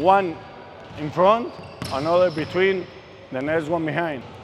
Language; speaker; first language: English; non-native, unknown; Spanish